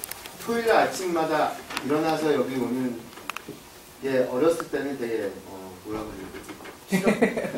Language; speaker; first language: Korean; early bilingual, heritage; Korean